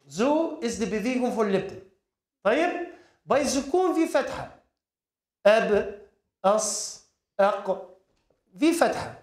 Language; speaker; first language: German; non-native, learner; Arabic